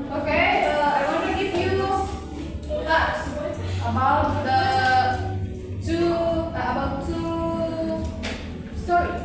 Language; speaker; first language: English; non-native, learner; Indonesian